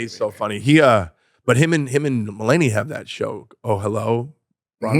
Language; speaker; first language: English; native; English